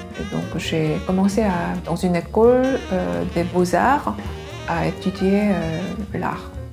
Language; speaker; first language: French; non-native, fluent; Korean